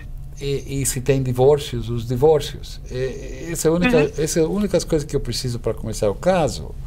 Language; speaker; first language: Portuguese; non-native, fluent; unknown